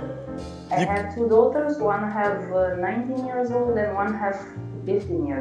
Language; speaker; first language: English; non-native, learner; Romanian